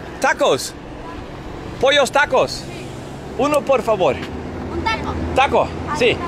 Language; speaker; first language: Spanish; non-native, learner; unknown